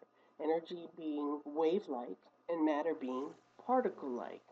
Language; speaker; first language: English; native; English